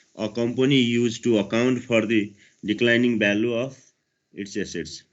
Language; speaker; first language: English; non-native, local second language; Nepali